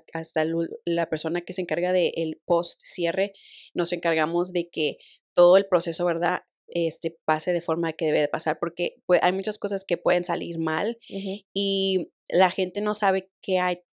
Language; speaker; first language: Spanish; native; Spanish